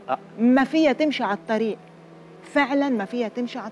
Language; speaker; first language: Arabic; native; Arabic